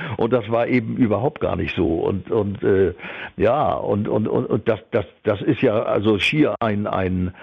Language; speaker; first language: German; native; German